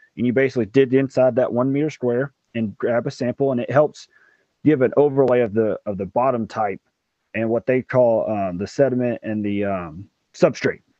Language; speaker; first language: English; native; English